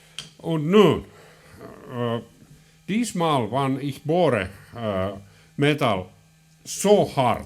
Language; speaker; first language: German; non-native, learner; Finnish